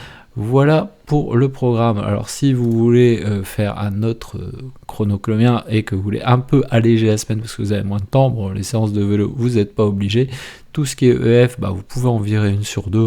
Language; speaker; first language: French; native; French